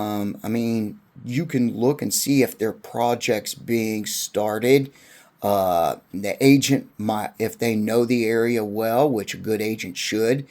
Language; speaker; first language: English; native; English